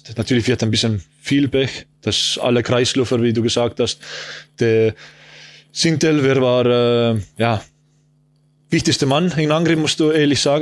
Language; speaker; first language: German; non-native, learner; Estonian